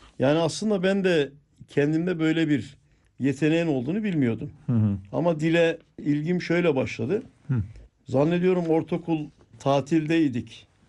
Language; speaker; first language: Turkish; native; Turkish